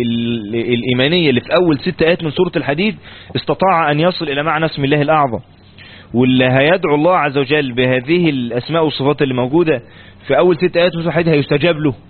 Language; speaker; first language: Arabic; native; Arabic